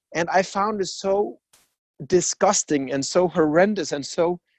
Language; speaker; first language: English; non-native, fluent; Danish